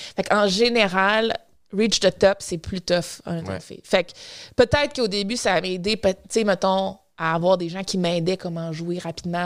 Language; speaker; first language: French; native; French